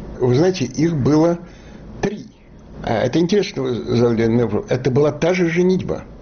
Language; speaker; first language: Russian; native; Russian